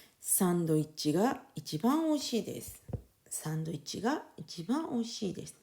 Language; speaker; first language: Japanese; non-native, fluent; French